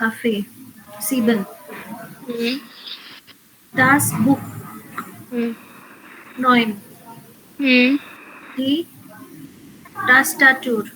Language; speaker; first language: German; non-native, learner; Hindi